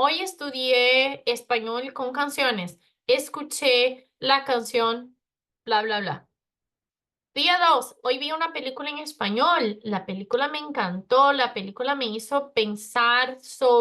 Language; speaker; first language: Spanish; non-native, fluent; Portuguese